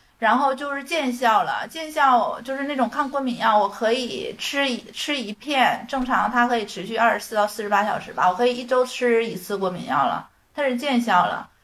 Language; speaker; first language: Chinese; native; Chinese